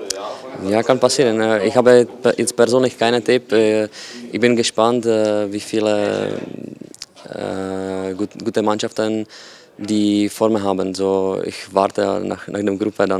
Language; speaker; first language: German; non-native, learner; Czech